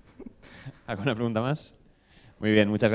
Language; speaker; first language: Spanish; native; Spanish